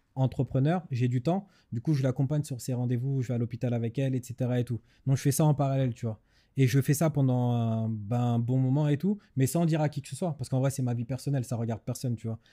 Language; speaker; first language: French; native; French